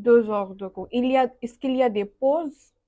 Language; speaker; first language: French; non-native, learner; Bangla